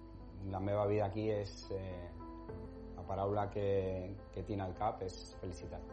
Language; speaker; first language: Catalan; non-native, learner; Spanish